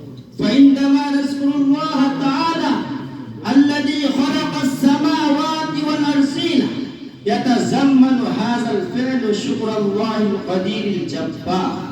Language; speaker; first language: Arabic; non-native, learner; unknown